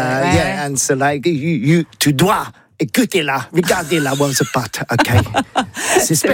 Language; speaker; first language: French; non-native, learner; English